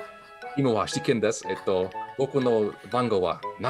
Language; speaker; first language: Japanese; non-native, learner; English